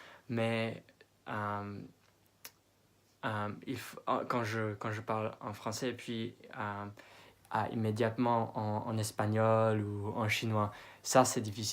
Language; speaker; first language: French; non-native, fluent; English